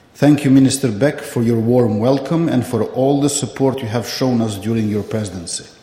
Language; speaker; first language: English; non-native, fluent; Albanian